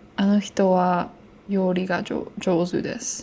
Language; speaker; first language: Japanese; non-native, learner; English